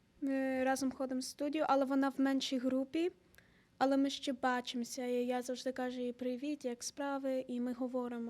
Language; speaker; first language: Ukrainian; early bilingual, heritage; Ukrainian